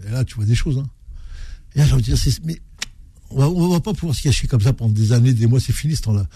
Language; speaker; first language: French; native; French